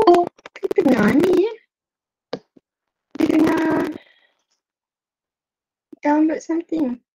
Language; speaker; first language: Malay; native; Malay